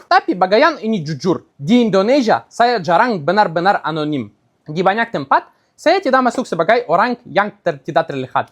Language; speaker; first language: Indonesian; non-native, fluent; Russian